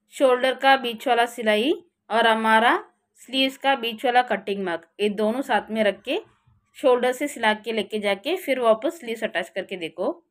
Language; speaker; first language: Hindi; non-native, local second language; Marathi